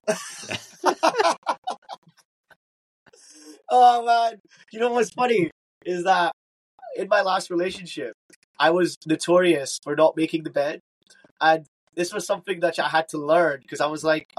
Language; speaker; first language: English; native; English